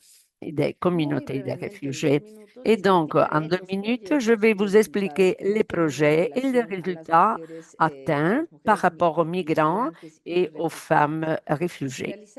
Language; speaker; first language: French; non-native, fluent; Spanish